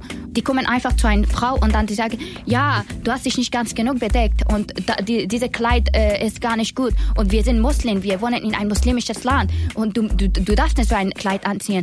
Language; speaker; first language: German; non-native, learner; Persian